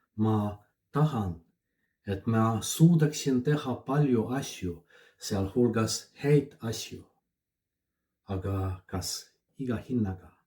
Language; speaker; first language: Estonian; non-native, fluent; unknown